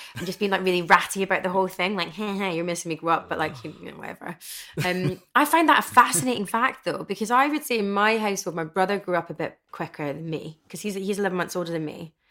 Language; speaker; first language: English; native; English